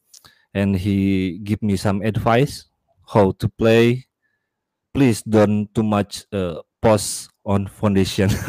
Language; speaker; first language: English; non-native, learner; Indonesian